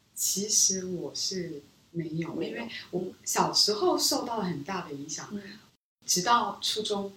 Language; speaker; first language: Chinese; early bilingual, other home language; Korean